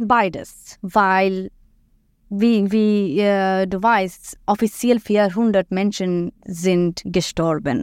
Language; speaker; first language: German; non-native, fluent; Bangla